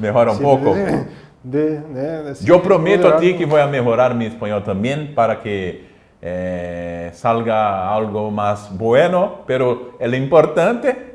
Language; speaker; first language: Spanish; non-native, learner; Portuguese